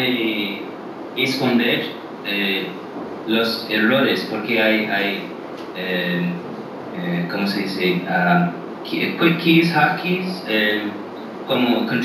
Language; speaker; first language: Spanish; early bilingual, heritage; English